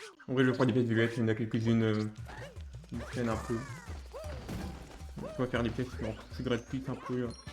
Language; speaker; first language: French; native; French